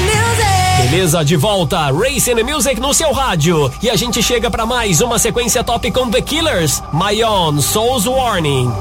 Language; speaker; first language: Portuguese; native; Portuguese